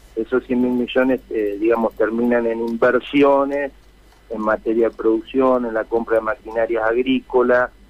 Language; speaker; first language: Spanish; native; Spanish